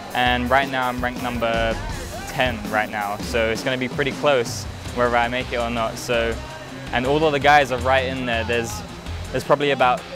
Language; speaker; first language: English; native; English